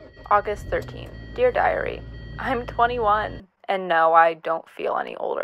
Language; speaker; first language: English; native; English